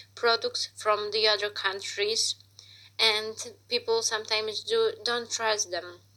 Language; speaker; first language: English; non-native, fluent; Polish